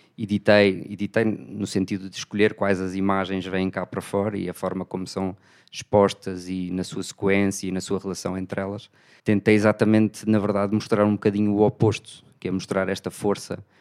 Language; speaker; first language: Portuguese; native; Portuguese